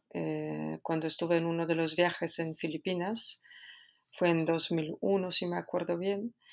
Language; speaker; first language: Spanish; non-native, fluent; Polish